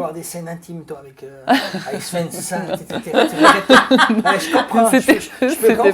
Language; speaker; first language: French; native; French